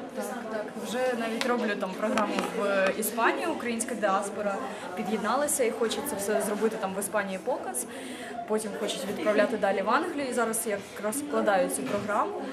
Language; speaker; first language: Ukrainian; native; Ukrainian